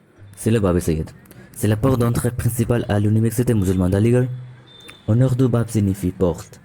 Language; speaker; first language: French; non-native, learner; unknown